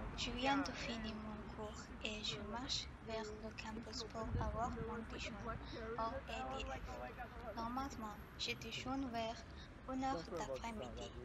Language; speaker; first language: French; non-native, learner; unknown